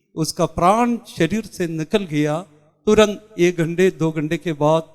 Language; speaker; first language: Hindi; non-native, local second language; Malayalam